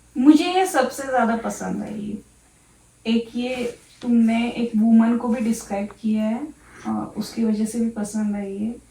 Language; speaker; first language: Hindi; non-native, local second language; Marathi